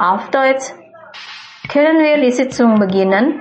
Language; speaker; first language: German; non-native, fluent; Indonesian